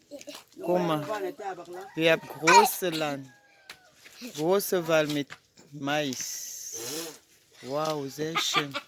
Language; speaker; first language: German; non-native, learner; French